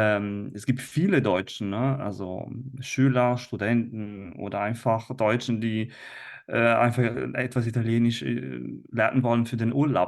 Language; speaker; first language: German; non-native, fluent; Italian